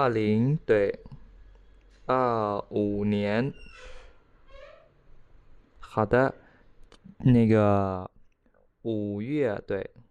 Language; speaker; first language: Chinese; non-native, fluent; Khmer